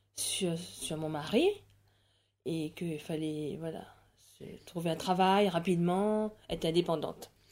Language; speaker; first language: French; non-native, local second language; Morisyen